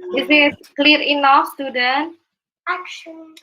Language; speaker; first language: English; non-native, learner; Indonesian